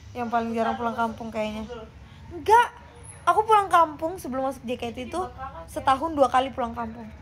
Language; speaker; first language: Indonesian; native; Indonesian